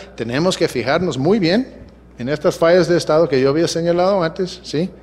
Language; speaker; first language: Spanish; early bilingual, heritage; Spanish